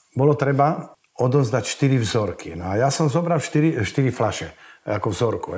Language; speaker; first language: Slovak; native; Slovak